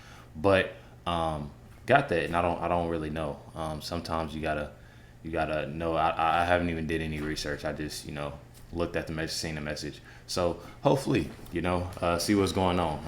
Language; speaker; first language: English; native; English